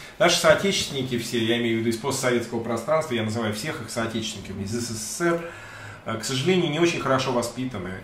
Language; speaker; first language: Russian; native; Russian